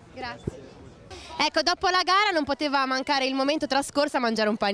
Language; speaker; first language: Italian; native; Italian